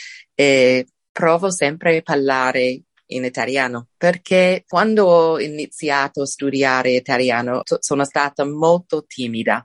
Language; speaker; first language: Italian; non-native, fluent; English